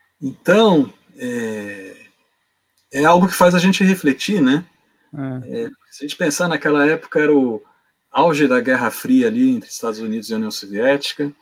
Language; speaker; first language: Portuguese; native; Portuguese